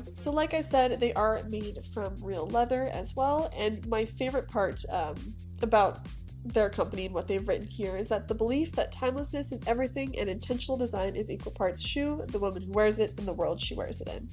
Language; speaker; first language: English; native; English